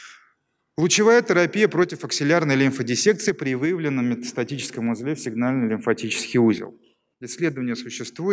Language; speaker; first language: Russian; native; Russian